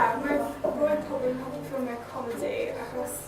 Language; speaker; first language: Welsh; non-native, local second language; English